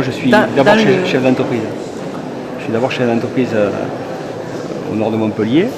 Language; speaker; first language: French; native; French